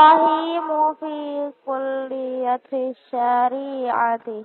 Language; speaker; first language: Arabic; non-native, learner; Indonesian